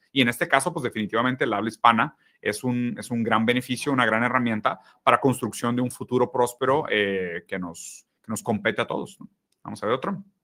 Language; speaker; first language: Spanish; early bilingual, other home language; Portuguese